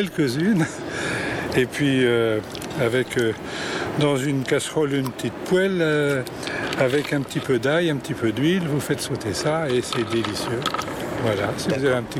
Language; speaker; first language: French; native; French